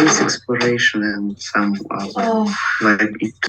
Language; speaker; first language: English; non-native, learner; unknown